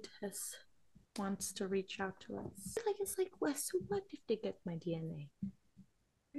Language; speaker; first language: English; non-native, fluent; Cantonese